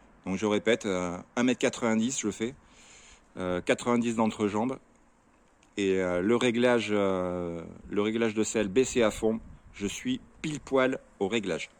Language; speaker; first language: French; native; French